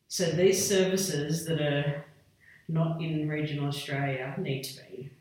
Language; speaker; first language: English; native; English